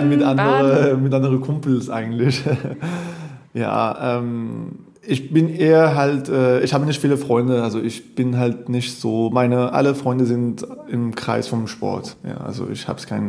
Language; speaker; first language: German; non-native, fluent; Persian